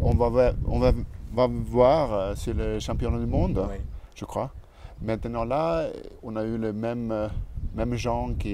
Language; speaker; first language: French; non-native, learner; Swedish